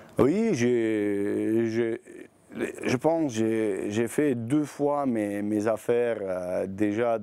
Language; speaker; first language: French; non-native, learner; Bosnian